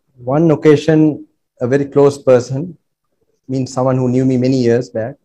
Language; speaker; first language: English; non-native, local second language; Sinhala